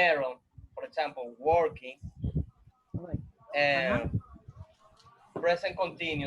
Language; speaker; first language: English; non-native, learner; Spanish